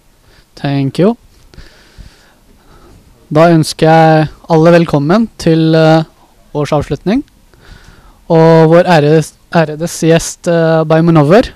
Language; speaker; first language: Norwegian; early bilingual, other home language; Urdu